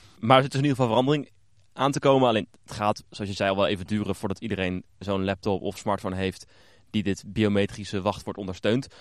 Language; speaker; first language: Dutch; native; Dutch